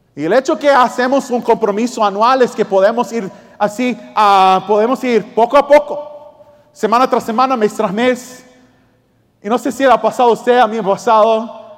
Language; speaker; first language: Spanish; early bilingual, heritage; Spanish